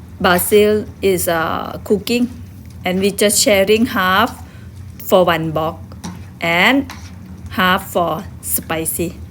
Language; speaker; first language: English; non-native, learner; Thai